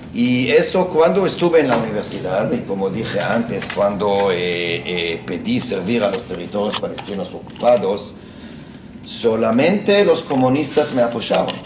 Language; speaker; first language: Spanish; non-native, fluent; Hebrew